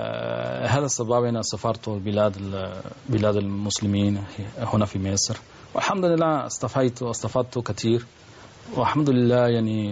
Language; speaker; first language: Arabic; non-native, learner; Spanish